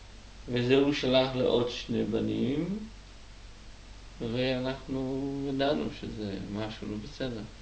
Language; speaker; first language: Hebrew; non-native, fluent; Czech